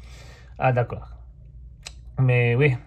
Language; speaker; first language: French; non-native, fluent; English